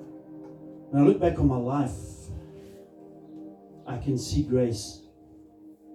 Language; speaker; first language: English; native; English